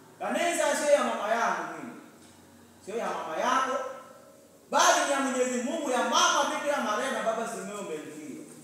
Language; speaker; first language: Swahili; non-native, local second language; Luo (Kenya and Tanzania)